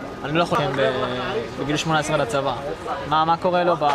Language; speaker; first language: Hebrew; early bilingual, other home language; Korean